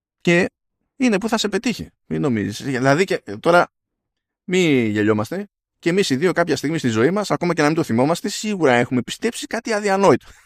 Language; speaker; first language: Greek; native; Greek